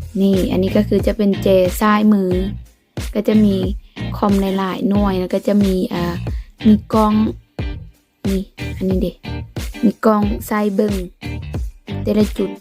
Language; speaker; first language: Thai; non-native, local second language; Lao